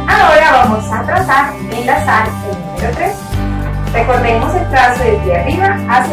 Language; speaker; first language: Spanish; native; Spanish